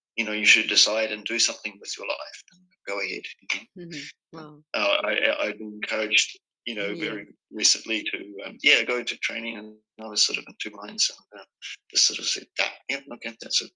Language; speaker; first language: English; native; English